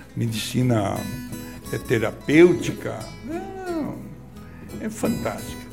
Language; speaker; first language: Portuguese; non-native, local second language; Italian